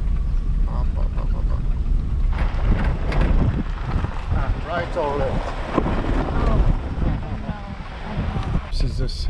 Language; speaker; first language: English; non-native, learner; French